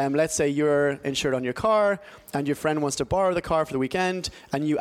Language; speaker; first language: English; native; English